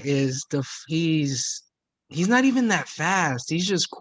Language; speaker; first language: English; native; English